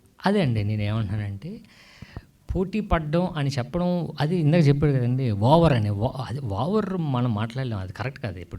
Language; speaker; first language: Telugu; native; Telugu